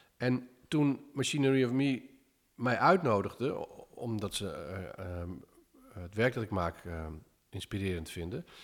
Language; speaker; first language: Dutch; early bilingual, other home language; English